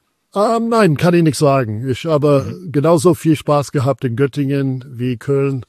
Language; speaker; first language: German; non-native, fluent; English